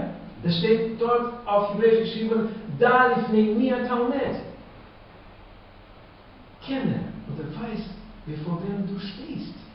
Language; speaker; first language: German; non-native, fluent; Russian